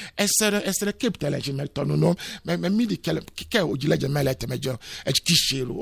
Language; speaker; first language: Hungarian; non-native, fluent; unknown